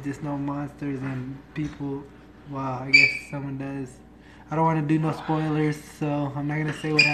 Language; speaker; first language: English; native; English